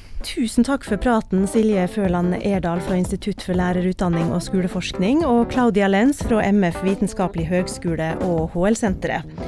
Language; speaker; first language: Norwegian; native; Norwegian